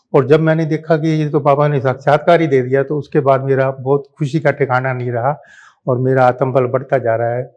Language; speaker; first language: Hindi; native; Hindi